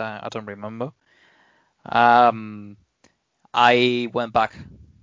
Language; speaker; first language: English; non-native, fluent; Spanish